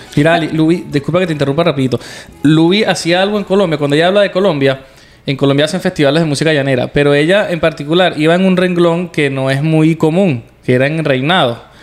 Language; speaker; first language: Spanish; native; Spanish